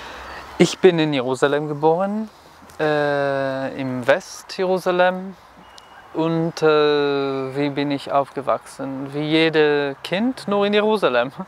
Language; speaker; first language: German; non-native, fluent; Hebrew